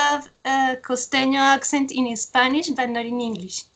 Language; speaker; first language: English; non-native, fluent; Spanish